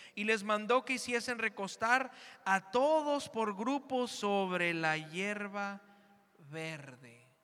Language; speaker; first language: Spanish; early bilingual, heritage; Spanish